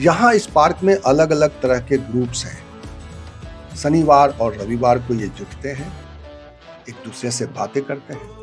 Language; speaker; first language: Hindi; native; Hindi